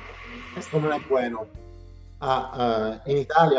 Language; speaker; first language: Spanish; non-native, learner; Italian